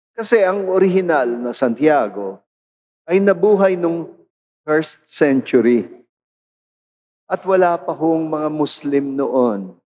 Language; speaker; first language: Filipino; non-native, local second language; Pampanga